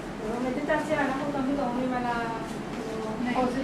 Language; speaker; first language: Hebrew; non-native, fluent; Marathi